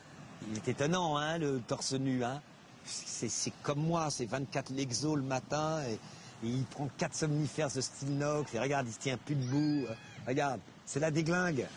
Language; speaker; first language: French; native; French